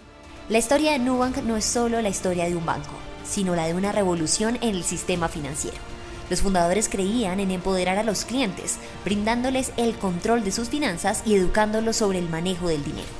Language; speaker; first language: Spanish; native; Spanish